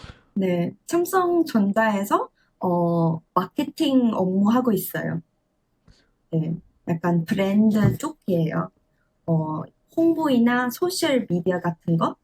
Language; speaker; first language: Korean; non-native, learner; English